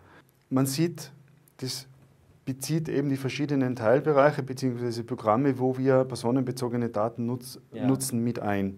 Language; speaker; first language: German; native; German